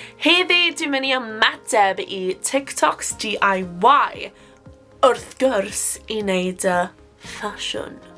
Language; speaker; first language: Welsh; non-native, local second language; English